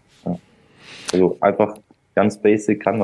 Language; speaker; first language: German; native; German